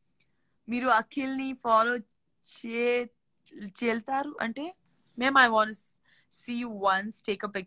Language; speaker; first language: Telugu; non-native, learner; Gujarati